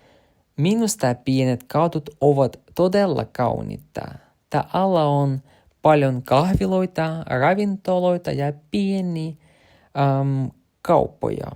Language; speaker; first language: Finnish; non-native, learner; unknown